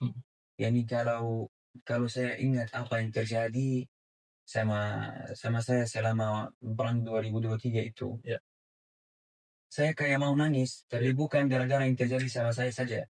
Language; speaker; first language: Indonesian; non-native, fluent; Arabic